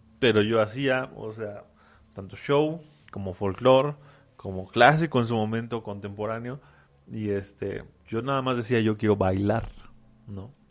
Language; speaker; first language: Spanish; native; Spanish